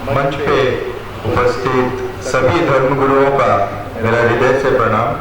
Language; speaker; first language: Hindi; non-native, local second language; Malayalam